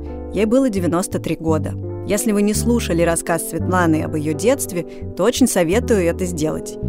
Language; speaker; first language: Russian; native; Russian